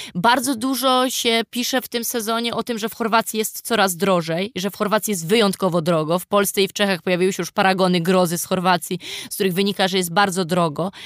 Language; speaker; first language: Polish; native; Polish